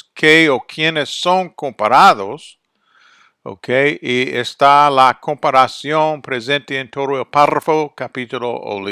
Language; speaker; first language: Spanish; non-native, fluent; English